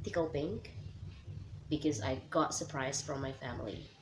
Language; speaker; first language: English; non-native, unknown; Indonesian